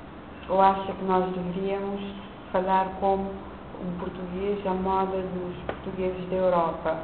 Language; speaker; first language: Portuguese; non-native, local second language; Kabuverdianu